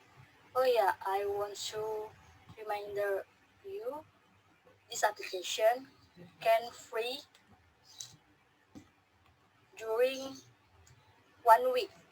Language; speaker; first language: English; non-native, learner; Indonesian